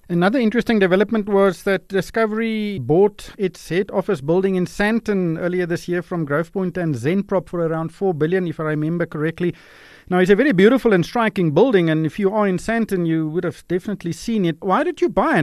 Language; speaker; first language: English; non-native, local second language; Afrikaans